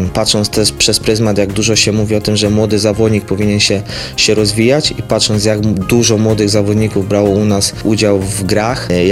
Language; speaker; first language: Polish; native; Polish